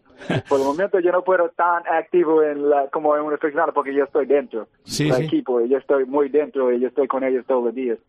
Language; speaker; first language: Spanish; early bilingual, heritage; English